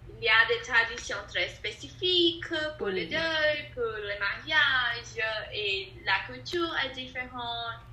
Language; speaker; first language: French; non-native, learner; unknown